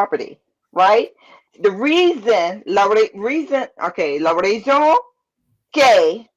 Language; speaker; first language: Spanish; non-native, learner; English